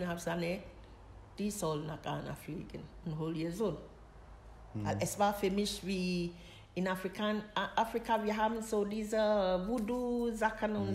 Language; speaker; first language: German; non-native, learner; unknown